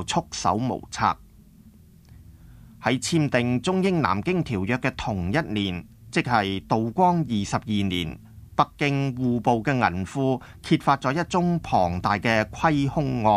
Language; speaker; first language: Chinese; non-native, local second language; Cantonese